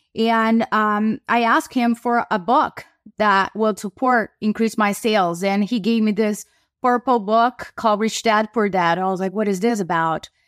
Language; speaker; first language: English; non-native, fluent; Portuguese